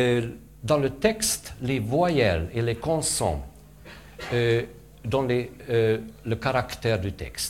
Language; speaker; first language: French; non-native, fluent; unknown